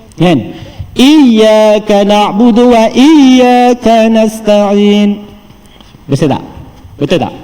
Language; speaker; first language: Malay; native; Malay